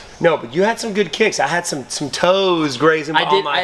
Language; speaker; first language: English; native; English